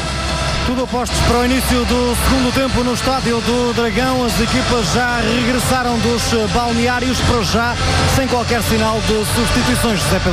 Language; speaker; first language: Portuguese; native; Portuguese